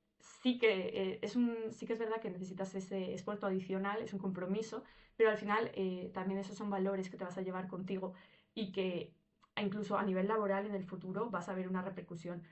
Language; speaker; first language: Spanish; early bilingual, other home language; Russian